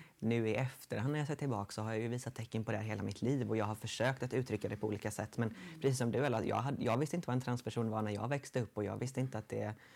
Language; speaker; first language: Swedish; native; Swedish